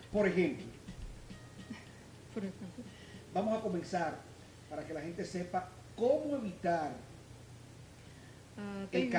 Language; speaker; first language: Spanish; native; Spanish